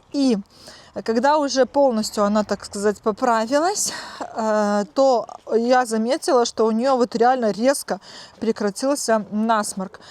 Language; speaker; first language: Russian; native; Russian